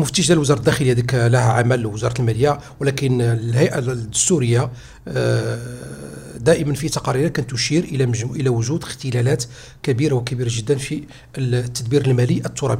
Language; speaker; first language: Arabic; native; Arabic